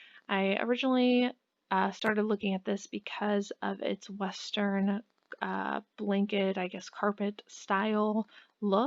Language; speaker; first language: English; native; English